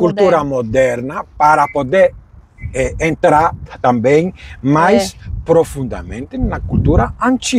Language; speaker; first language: Portuguese; non-native, fluent; Greek